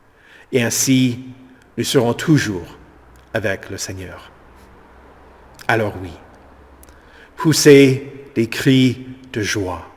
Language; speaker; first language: French; native; French